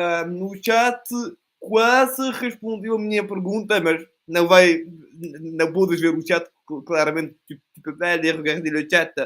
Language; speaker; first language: Portuguese; non-native, fluent; Italian